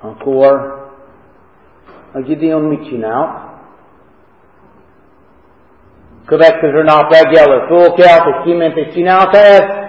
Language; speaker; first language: Hungarian; non-native, fluent; English